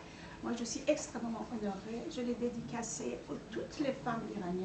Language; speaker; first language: French; non-native, fluent; Persian